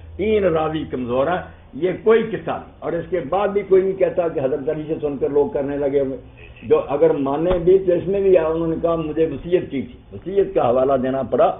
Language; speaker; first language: Urdu; non-native, local second language; Punjabi